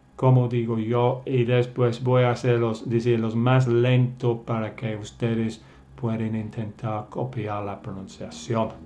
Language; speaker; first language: Spanish; non-native, fluent; English